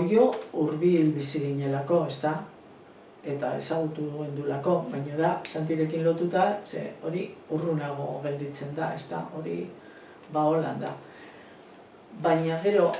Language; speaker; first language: Basque; non-native, local second language; Spanish